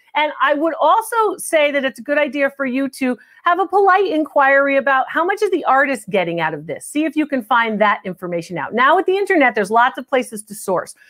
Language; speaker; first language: English; native; English